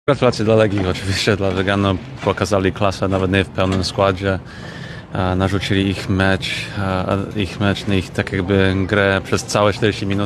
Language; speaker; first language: Polish; early bilingual, heritage; English